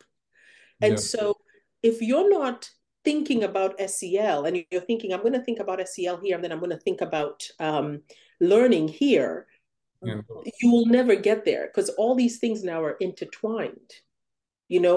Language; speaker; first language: English; non-native, local second language; Ganda